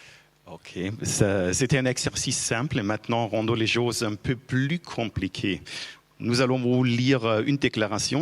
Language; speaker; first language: French; non-native, fluent; German